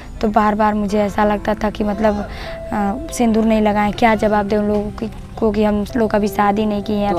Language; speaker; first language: Hindi; native; Hindi